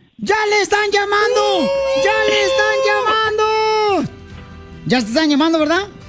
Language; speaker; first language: Spanish; native; Spanish